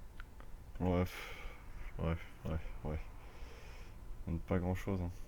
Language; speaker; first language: French; native; French